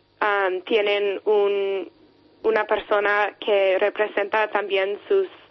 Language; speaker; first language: Spanish; non-native, fluent; English